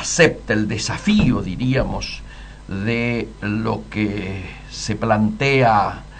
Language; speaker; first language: Spanish; native; Spanish